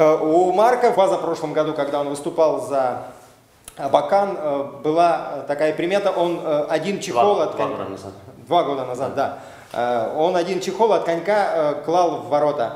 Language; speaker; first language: Russian; native; Russian